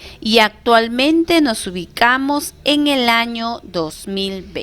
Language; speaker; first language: Spanish; native; Spanish